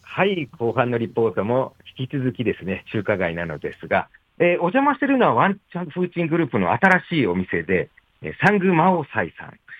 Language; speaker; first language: Japanese; native; Japanese